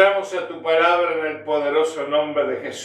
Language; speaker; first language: Spanish; native; Spanish